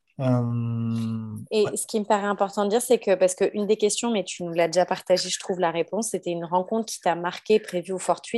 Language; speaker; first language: French; native; French